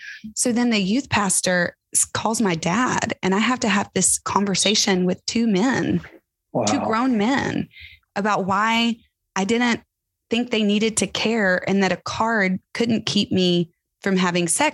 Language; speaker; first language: English; native; English